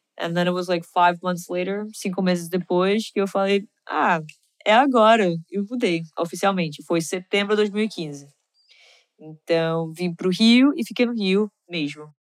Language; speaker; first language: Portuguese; non-native, fluent; English